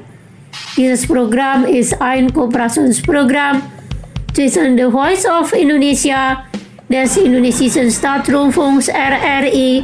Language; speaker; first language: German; non-native, fluent; Indonesian